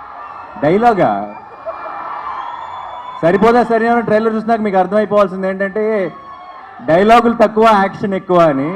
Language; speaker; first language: Telugu; native; Telugu